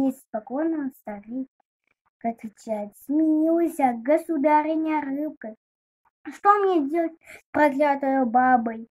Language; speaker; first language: Russian; native; Russian